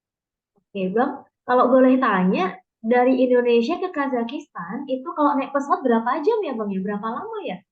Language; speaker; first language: Indonesian; native; Indonesian